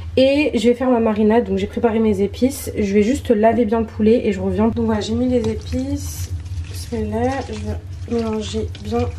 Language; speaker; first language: French; early bilingual, other home language; Arabic